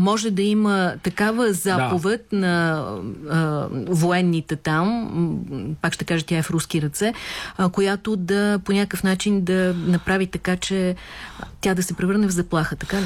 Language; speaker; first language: Bulgarian; native; Bulgarian